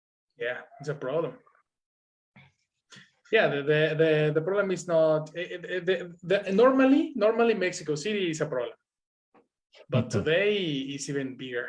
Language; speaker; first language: English; non-native, fluent; Spanish